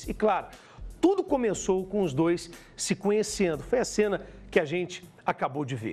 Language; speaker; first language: Portuguese; native; Portuguese